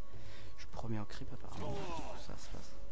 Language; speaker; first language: French; native; French